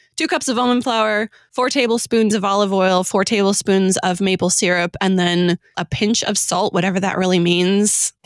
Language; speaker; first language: English; native; English